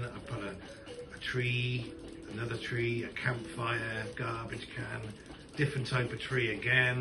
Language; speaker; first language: English; native; English